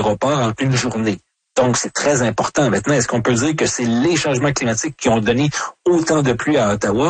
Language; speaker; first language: French; native; French